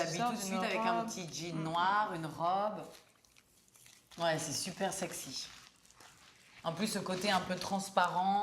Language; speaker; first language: French; native; French